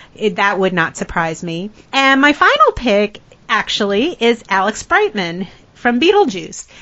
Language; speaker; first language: English; native; English